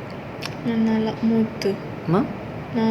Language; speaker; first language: Indonesian; non-native, learner; Malay